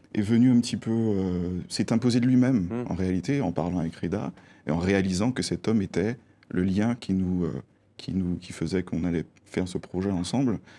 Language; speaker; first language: French; native; French